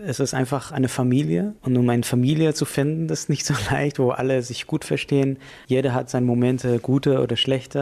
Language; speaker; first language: German; non-native, fluent; Hebrew